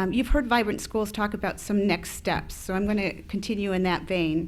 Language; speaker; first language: English; early bilingual, other home language; Spanish